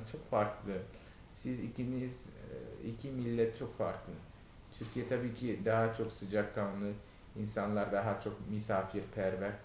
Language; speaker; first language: Turkish; non-native, fluent; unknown